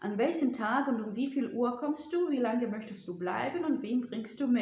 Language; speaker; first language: German; non-native, fluent; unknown